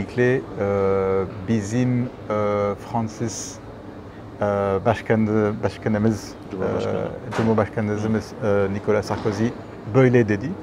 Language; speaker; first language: Turkish; non-native, learner; French